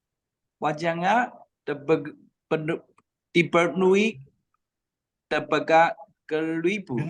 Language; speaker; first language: Indonesian; non-native, learner; Chinese